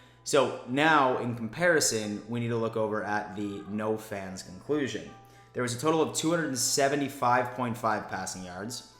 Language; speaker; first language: English; native; English